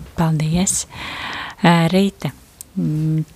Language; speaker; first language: Latvian; non-native, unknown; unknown